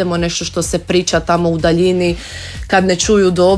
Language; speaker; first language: Croatian; native; Croatian